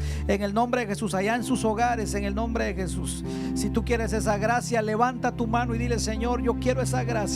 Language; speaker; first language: Spanish; native; Spanish